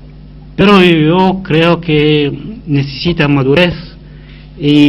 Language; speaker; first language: Spanish; non-native, fluent; Arabic